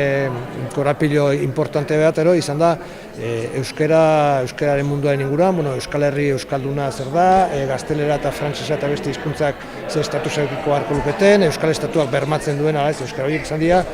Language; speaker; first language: Basque; native; Basque